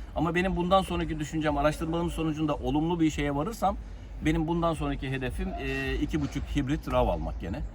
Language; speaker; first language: Turkish; early bilingual, heritage; Turkish